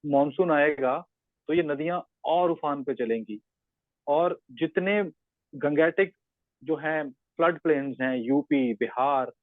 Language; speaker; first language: Hindi; non-native, local second language; Punjabi